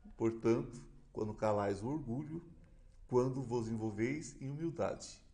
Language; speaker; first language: Portuguese; native; Portuguese